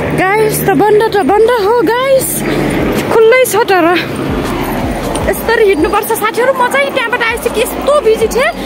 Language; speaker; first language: Nepali; non-native, local second language; Dangaura Tharu